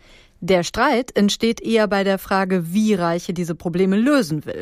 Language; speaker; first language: German; native; German